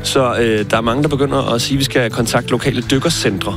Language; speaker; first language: Danish; native; Danish